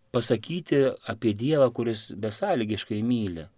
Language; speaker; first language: Lithuanian; native; Lithuanian